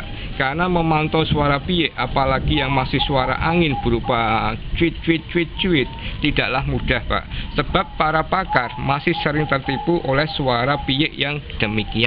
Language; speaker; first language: Indonesian; non-native, local second language; Javanese